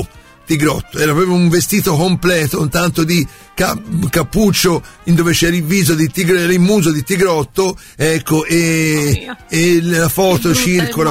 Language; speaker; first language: Italian; native; Italian